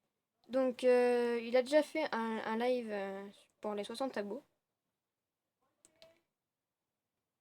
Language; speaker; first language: French; native; French